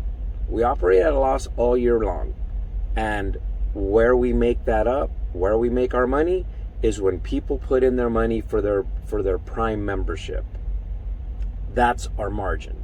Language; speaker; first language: English; native; English